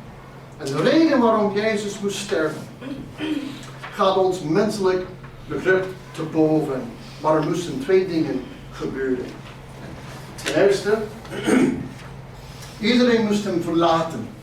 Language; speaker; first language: Dutch; non-native, fluent; English